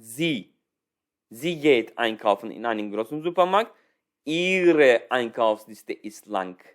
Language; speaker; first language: German; non-native, fluent; Turkish